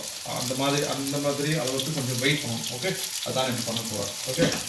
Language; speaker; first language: Tamil; non-native, learner; Malayalam